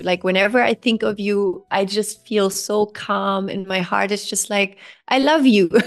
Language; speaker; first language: English; non-native, fluent; German